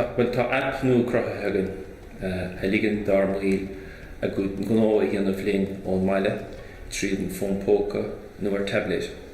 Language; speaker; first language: Irish; native; Irish